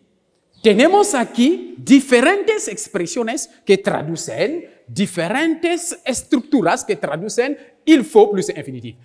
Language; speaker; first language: Spanish; non-native, local second language; French